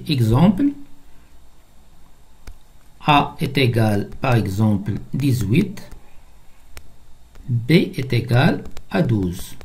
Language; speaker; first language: French; non-native, local second language; Arabic